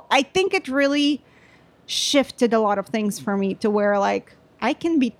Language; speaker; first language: English; non-native, fluent; Russian